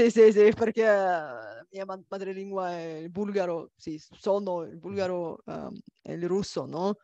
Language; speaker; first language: Italian; non-native, fluent; Bulgarian